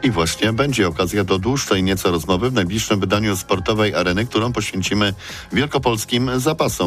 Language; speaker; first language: Polish; native; Polish